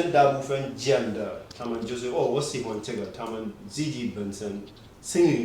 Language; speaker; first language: Chinese; non-native, fluent; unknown